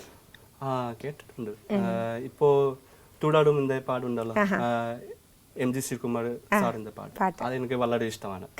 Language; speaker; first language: Malayalam; non-native, learner; Assamese